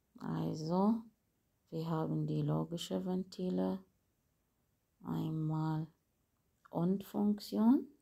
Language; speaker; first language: German; non-native, fluent; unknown